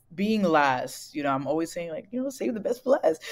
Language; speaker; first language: English; native; English